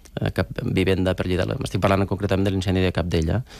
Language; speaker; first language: Catalan; native; Catalan